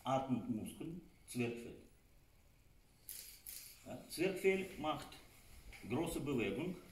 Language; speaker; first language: German; non-native, learner; Russian